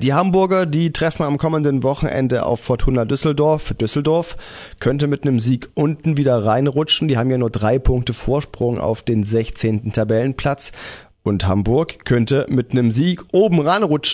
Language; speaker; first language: German; native; German